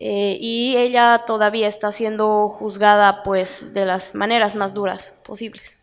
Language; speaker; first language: Spanish; native; Spanish